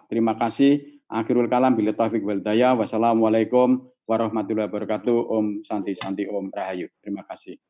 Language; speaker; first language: Indonesian; native; Indonesian